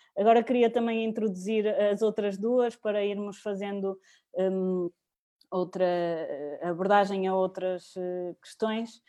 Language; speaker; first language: Portuguese; native; Portuguese